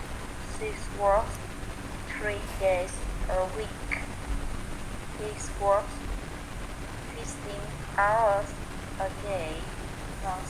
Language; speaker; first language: English; non-native, learner; Vietnamese